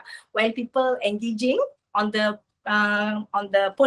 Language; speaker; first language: English; non-native, local second language; Malay